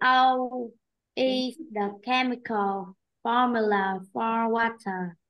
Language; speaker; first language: English; non-native, learner; Vietnamese